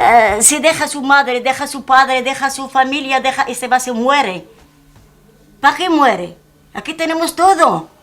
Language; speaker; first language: Spanish; non-native, learner; Arabic